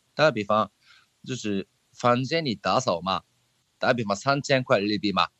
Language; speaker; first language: Chinese; non-native, fluent; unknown